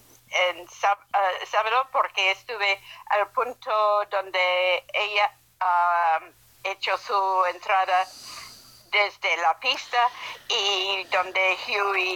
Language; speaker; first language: Spanish; non-native, fluent; English